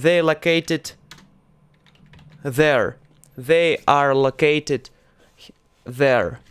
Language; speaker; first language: English; non-native, learner; Russian